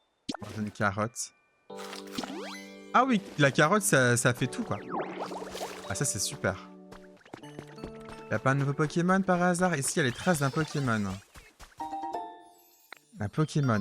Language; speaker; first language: French; native; French